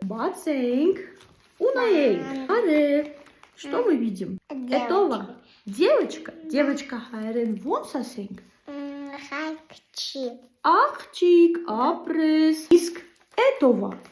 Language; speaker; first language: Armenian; non-native, learner; Russian